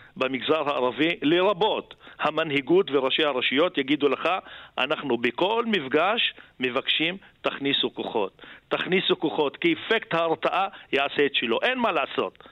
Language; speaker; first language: Hebrew; non-native, local second language; Arabic